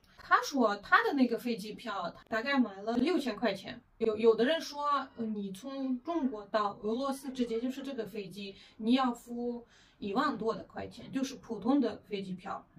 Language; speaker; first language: Chinese; non-native, fluent; Russian